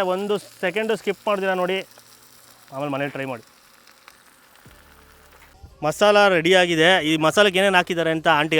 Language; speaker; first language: Kannada; native; Kannada